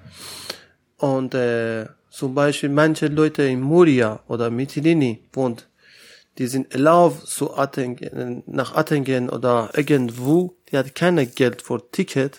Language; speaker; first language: German; non-native, learner; Persian